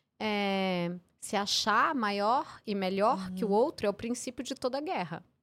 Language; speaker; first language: Portuguese; early bilingual, heritage; English